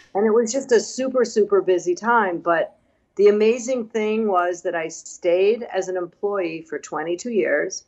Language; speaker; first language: English; native; English